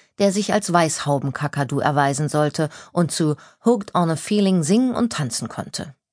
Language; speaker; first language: German; native; German